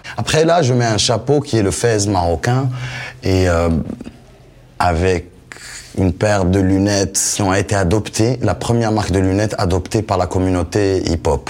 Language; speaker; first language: French; non-native, local second language; Arabic